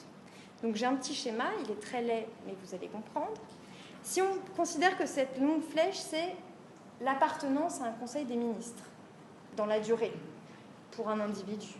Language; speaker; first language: French; native; French